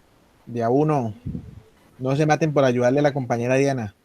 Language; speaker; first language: Spanish; native; Spanish